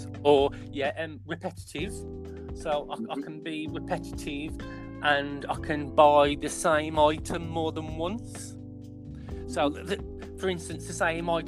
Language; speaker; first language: English; native; English